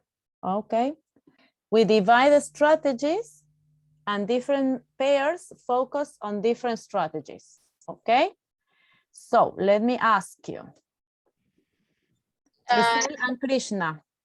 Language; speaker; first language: English; non-native, fluent; Spanish